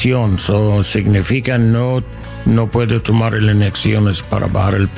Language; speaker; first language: Spanish; non-native, learner; English